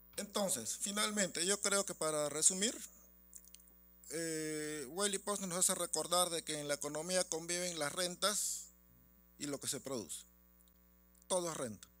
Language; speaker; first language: Spanish; native; Spanish